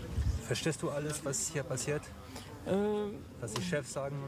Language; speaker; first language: German; non-native, learner; Hungarian